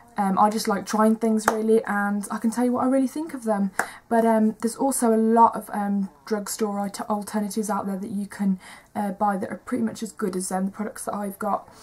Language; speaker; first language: English; native; English